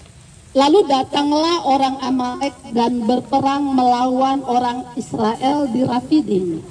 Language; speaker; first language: Indonesian; native; Indonesian